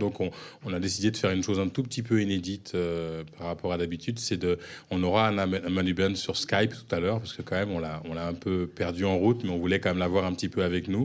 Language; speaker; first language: French; native; French